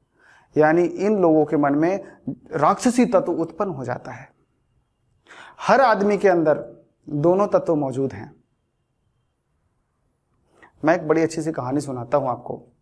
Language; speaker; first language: Hindi; native; Hindi